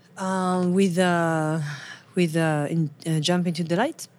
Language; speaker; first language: English; non-native, fluent; French